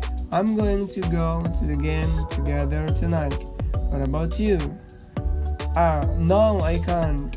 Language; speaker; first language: English; non-native, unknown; Indonesian